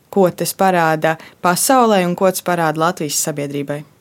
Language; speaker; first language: Latvian; native; Latvian